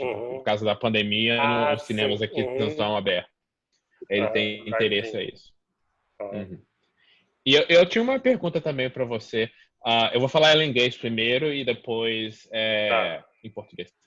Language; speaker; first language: Portuguese; early bilingual, heritage; Portuguese